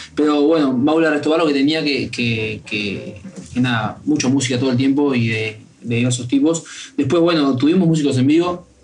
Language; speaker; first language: Spanish; native; Spanish